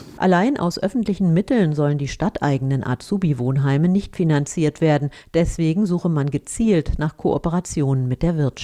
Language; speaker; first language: German; native; German